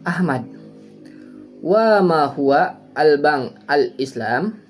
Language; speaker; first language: Arabic; non-native, learner; Indonesian